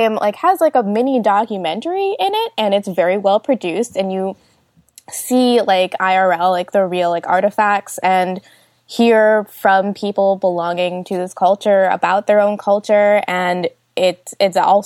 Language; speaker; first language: English; native; English